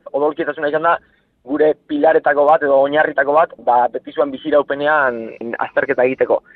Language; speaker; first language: Basque; native; Basque